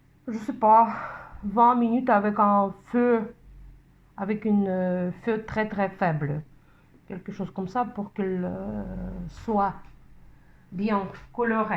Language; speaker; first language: French; non-native, fluent; Russian